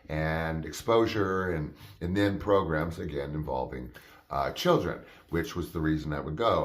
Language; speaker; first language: English; native; English